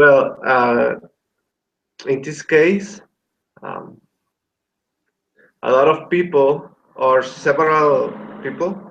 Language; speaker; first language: English; non-native, learner; Spanish